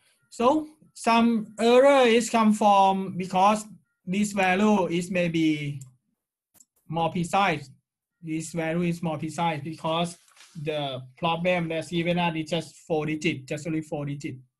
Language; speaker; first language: English; non-native, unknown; Thai